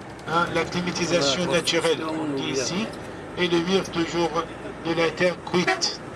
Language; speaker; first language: French; non-native, fluent; Arabic